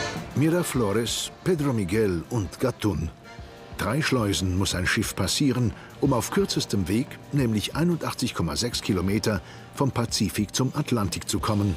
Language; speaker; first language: German; native; German